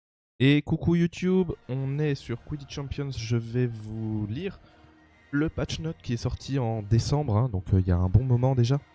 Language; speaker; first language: French; native; French